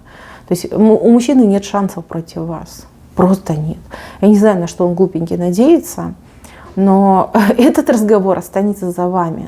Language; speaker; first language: Russian; native; Russian